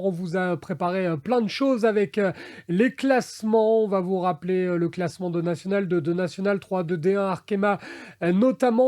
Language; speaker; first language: French; native; French